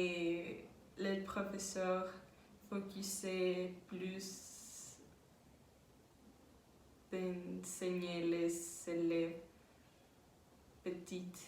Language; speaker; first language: French; non-native, learner; Spanish